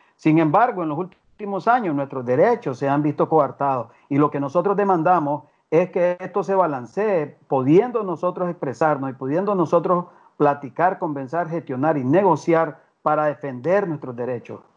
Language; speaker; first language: Spanish; native; Spanish